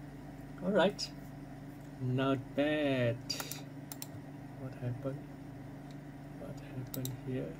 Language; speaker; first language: English; non-native, fluent; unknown